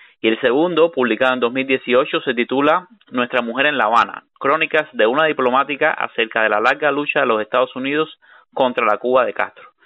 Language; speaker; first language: Spanish; native; Spanish